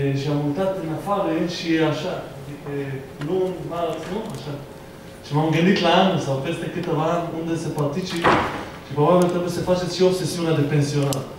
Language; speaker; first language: Romanian; non-native, fluent; Hebrew